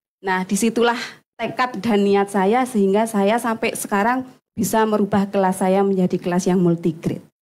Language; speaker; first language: Indonesian; non-native, local second language; Javanese